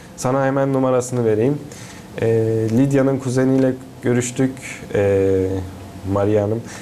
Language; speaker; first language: Turkish; native; Turkish